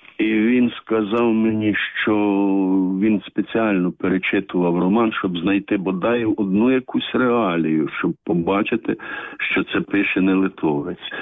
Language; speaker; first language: Ukrainian; native; Ukrainian